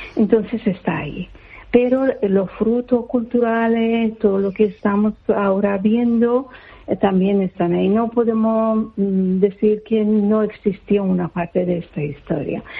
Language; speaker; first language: Spanish; non-native, fluent; Persian